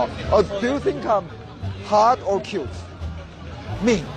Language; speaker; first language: English; non-native, learner; Korean